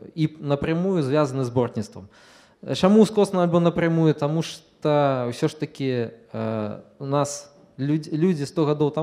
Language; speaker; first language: Russian; non-native, local second language; Belarusian